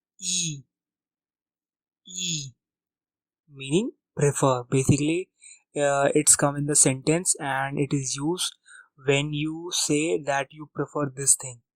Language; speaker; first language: English; non-native, local second language; Hindi